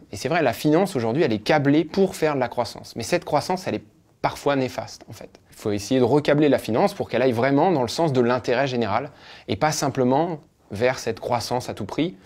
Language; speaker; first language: French; native; French